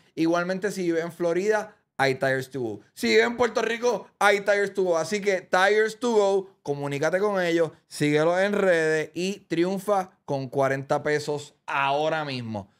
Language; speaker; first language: Spanish; native; Spanish